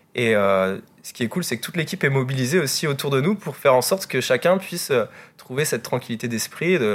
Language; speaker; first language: French; native; French